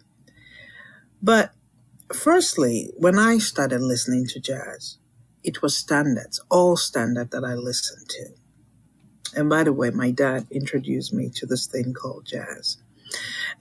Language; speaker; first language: English; non-native, local second language; Yoruba